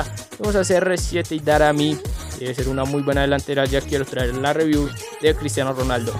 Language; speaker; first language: Spanish; native; Spanish